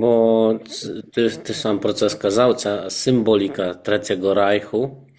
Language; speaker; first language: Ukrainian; non-native, fluent; Polish